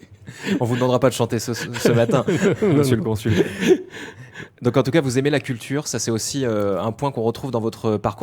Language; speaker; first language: French; native; French